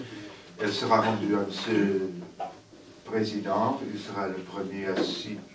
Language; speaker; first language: French; non-native, fluent; Portuguese